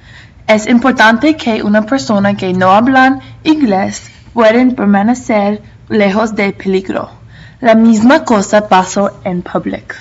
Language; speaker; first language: Spanish; non-native, learner; English